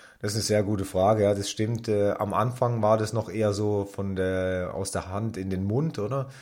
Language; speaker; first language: German; native; German